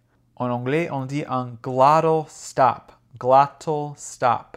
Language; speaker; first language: French; non-native, fluent; English